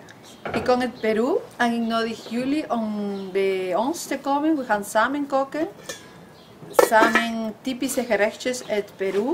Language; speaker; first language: Dutch; non-native, learner; Spanish